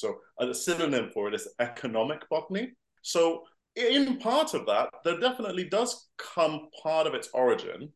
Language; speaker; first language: English; native; English